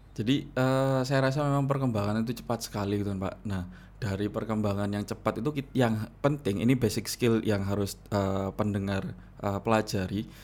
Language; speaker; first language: Indonesian; non-native, local second language; Madurese